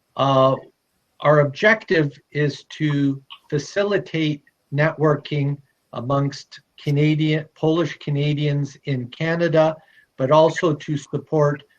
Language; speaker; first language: English; early bilingual, other home language; Polish